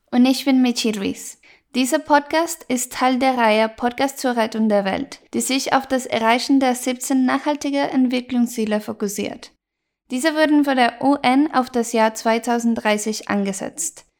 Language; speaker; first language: German; non-native, fluent; Spanish